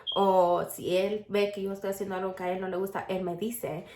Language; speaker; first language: Spanish; early bilingual, heritage; Spanish